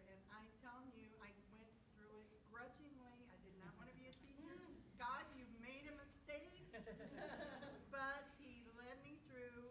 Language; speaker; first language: English; native; English